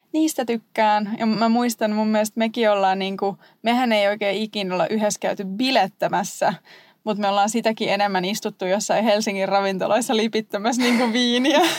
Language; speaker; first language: Finnish; native; Finnish